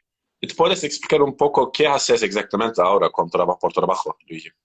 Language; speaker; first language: Spanish; non-native, learner; Turkish